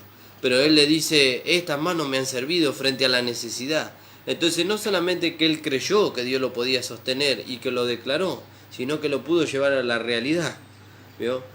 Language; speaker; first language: Spanish; native; Spanish